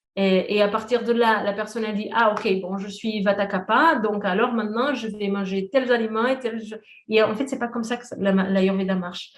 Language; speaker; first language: French; non-native, fluent; Portuguese